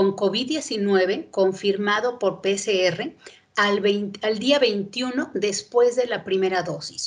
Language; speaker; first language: Spanish; native; Spanish